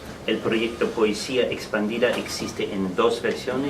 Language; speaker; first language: Spanish; non-native, fluent; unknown